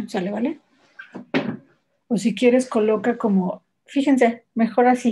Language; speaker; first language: Spanish; native; Spanish